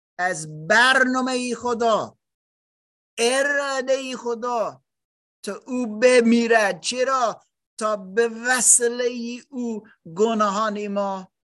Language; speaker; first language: Persian; non-native, learner; German